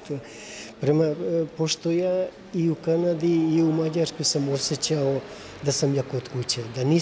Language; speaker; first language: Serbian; non-native, local second language; Hungarian